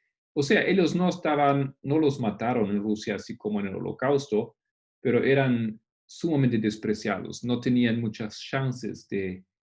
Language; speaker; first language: Spanish; non-native, fluent; Portuguese